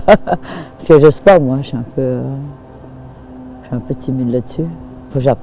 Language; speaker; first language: French; native; French